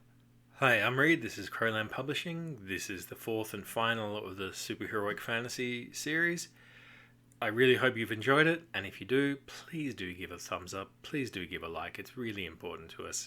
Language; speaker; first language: English; native; English